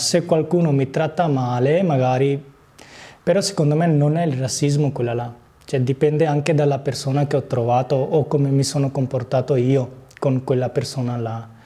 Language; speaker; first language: Italian; early bilingual, other home language; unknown